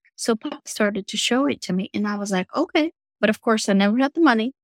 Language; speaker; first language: English; non-native, fluent; Russian